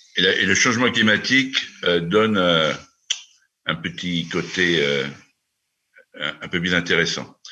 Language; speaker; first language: French; native; French